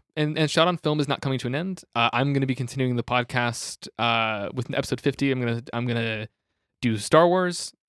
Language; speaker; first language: English; native; English